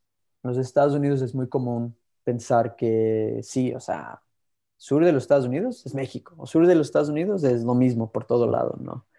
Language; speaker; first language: Spanish; early bilingual, heritage; Spanish